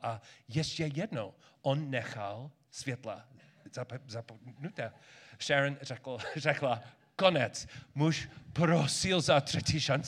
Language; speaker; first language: Czech; non-native, learner; English